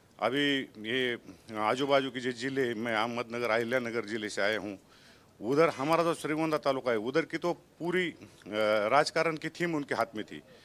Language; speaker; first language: Hindi; non-native, local second language; Marathi